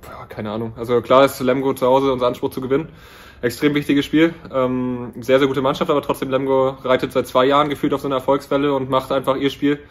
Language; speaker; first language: German; native; German